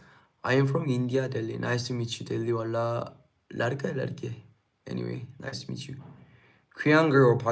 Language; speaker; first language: English; non-native, fluent; Korean